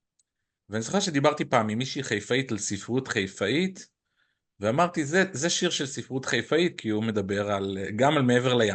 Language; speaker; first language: Hebrew; native; Hebrew